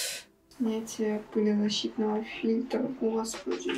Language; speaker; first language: Russian; native; Russian